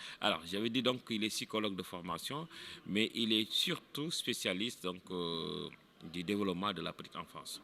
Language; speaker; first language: French; non-native, local second language; Wolof